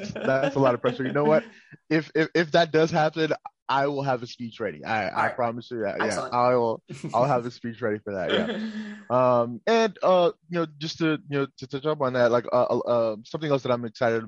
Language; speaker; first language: English; non-native, local second language; Yoruba